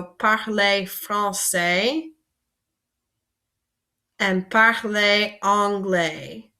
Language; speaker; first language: French; non-native, fluent; English